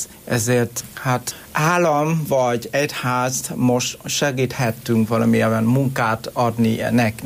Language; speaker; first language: Hungarian; non-native, learner; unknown